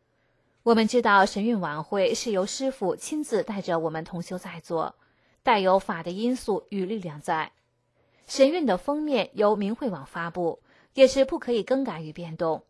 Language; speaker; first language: Chinese; native; Chinese